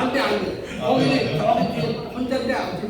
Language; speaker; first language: Korean; native; Korean